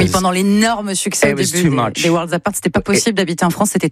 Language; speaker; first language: French; native; French